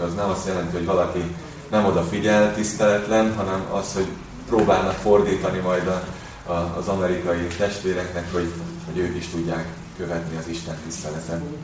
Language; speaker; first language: Hungarian; native; Hungarian